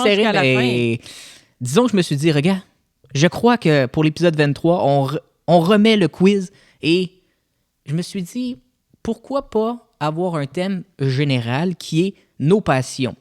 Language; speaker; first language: French; native; French